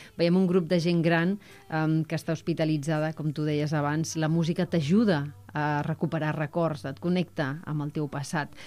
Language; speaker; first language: Catalan; native; Catalan